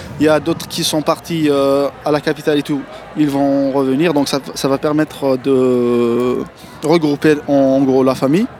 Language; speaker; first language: French; non-native, local second language; Kabyle